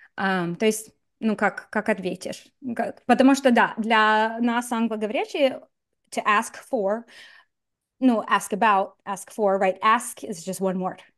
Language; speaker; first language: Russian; non-native, fluent; English